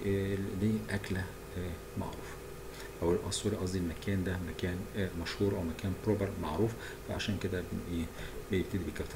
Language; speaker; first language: Arabic; native; Arabic